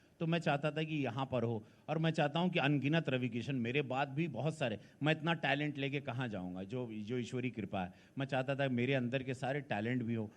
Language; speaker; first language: Hindi; native; Hindi